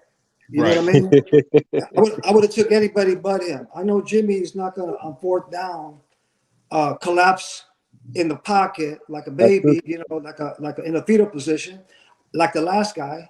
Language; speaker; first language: English; native; English